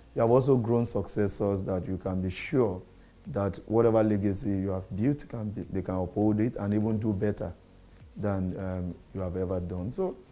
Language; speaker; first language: English; non-native, local second language; Yoruba